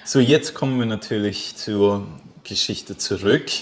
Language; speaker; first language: German; native; German